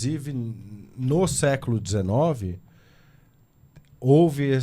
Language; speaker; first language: Portuguese; native; Portuguese